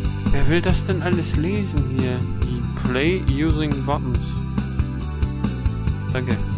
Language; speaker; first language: German; native; German